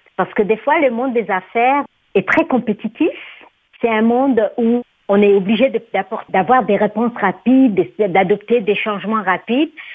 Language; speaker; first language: French; non-native, local second language; Somali